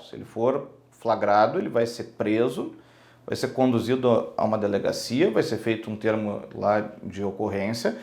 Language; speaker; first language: Portuguese; native; Portuguese